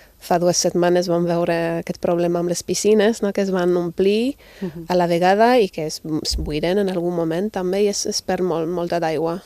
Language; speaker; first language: Catalan; non-native, fluent; German